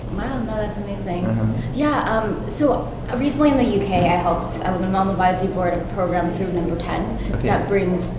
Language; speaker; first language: English; native; English